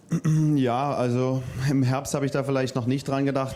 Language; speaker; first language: German; native; German